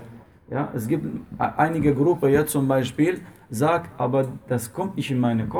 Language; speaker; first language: German; non-native, fluent; Arabic